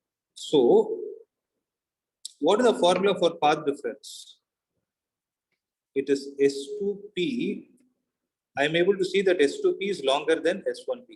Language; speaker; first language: English; non-native, local second language; Tamil